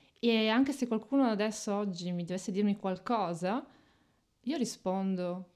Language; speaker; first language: Italian; native; Italian